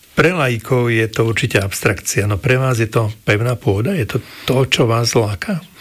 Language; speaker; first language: Slovak; native; Slovak